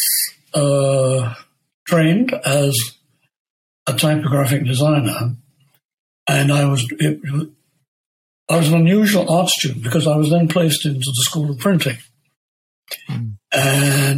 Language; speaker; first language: English; native; English